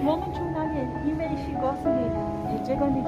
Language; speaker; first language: Chinese; non-native, learner; Persian